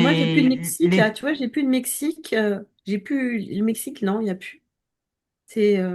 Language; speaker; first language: French; native; French